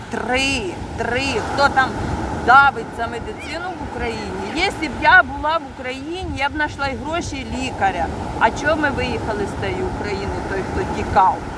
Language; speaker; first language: Ukrainian; native; Ukrainian